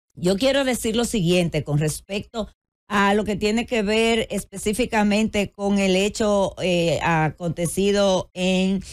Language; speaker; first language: Spanish; native; Spanish